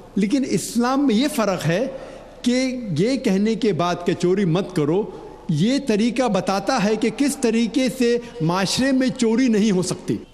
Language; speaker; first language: Urdu; non-native, local second language; Konkani